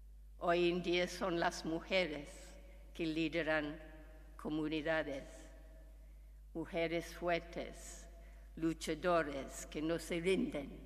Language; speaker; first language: Spanish; non-native, fluent; English